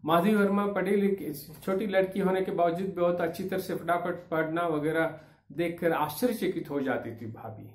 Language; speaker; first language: Hindi; non-native, local second language; Kannada